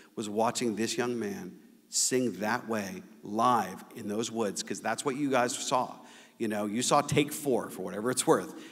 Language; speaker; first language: English; native; English